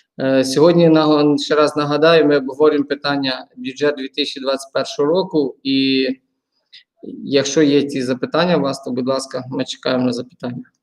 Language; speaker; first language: Ukrainian; native; Ukrainian